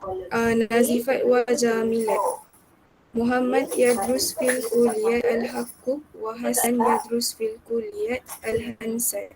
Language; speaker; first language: Arabic; non-native, learner; Malay